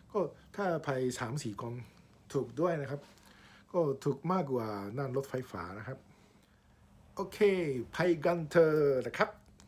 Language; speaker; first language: Thai; native; Thai